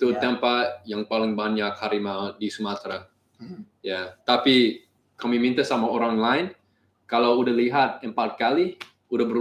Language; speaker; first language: Indonesian; non-native, learner; English